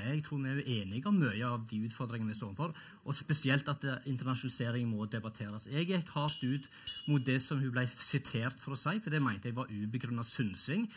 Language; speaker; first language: Norwegian; early bilingual, other home language; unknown